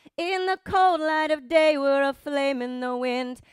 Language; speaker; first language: English; native; English